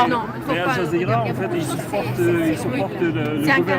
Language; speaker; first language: French; non-native, fluent; Arabic